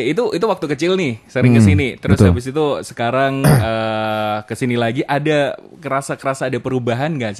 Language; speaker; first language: Indonesian; native; Indonesian